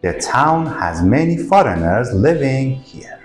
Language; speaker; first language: English; non-native, fluent; Persian